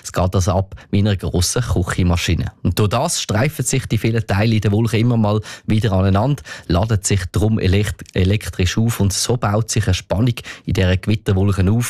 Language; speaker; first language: German; native; German